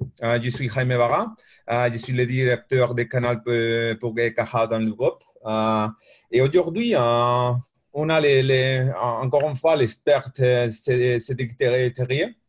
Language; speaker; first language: French; non-native, learner; Spanish